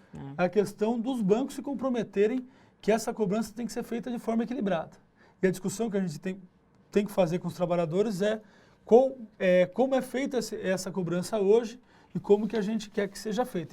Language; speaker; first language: Portuguese; native; Portuguese